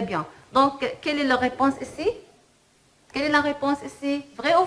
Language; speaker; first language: French; non-native, fluent; Arabic